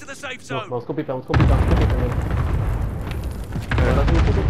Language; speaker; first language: Spanish; native; Spanish